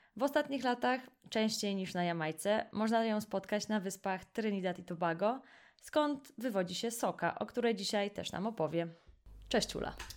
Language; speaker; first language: Polish; native; Polish